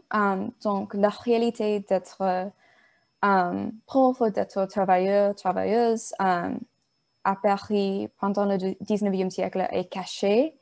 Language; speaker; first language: French; non-native, learner; English